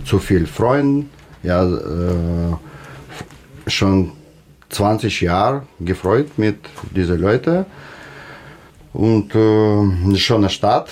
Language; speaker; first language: German; non-native, learner; Russian